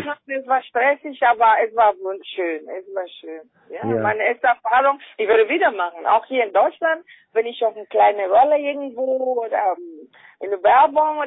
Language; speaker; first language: German; non-native, fluent; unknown